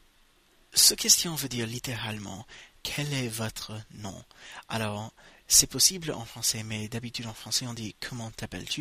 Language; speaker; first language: French; non-native, fluent; English